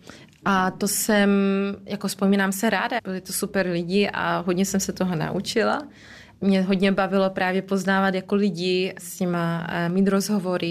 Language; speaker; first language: Czech; early bilingual, heritage; Czech